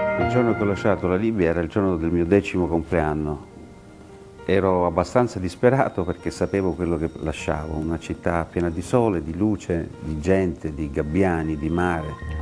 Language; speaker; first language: Italian; early bilingual, heritage; Italian